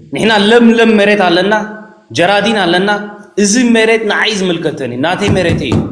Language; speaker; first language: Tigrinya; early bilingual, heritage; Tigrinya